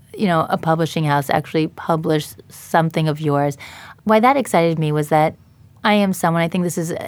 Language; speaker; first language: English; native; English